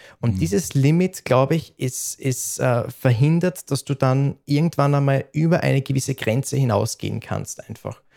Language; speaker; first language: German; native; German